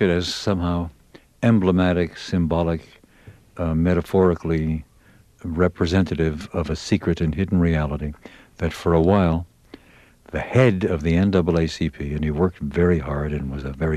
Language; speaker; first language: English; native; English